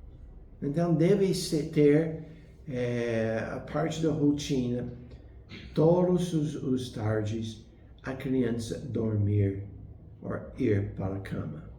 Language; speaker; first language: Portuguese; non-native, fluent; English